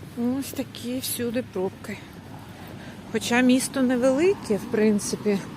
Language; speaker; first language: Ukrainian; non-native, local second language; Russian